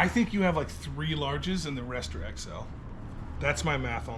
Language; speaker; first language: English; native; English